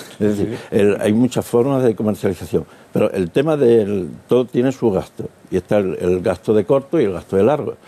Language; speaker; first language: Spanish; native; Spanish